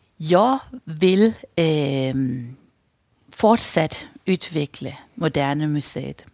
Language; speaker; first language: Danish; native; Danish